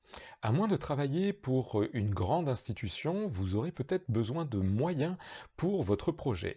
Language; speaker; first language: French; native; French